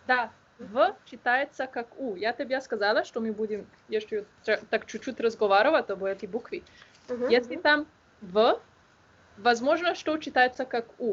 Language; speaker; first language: Russian; non-native, learner; Slovenian